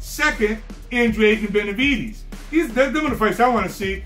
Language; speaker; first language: English; native; English